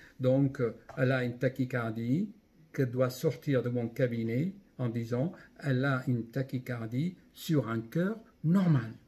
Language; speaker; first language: French; native; French